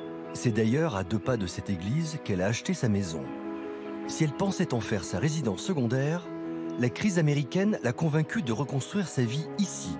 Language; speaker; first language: French; native; French